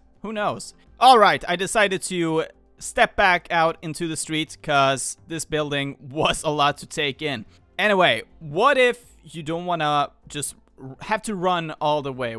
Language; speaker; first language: English; non-native, fluent; Swedish